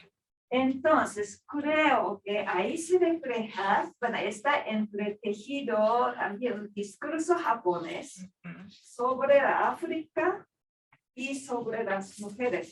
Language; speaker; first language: Spanish; non-native, fluent; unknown